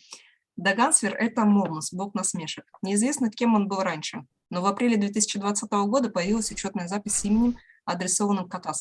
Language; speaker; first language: Russian; native; Russian